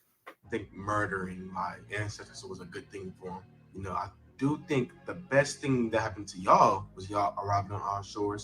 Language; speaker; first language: English; native; English